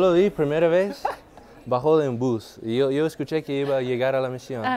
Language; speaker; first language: Spanish; non-native, learner; English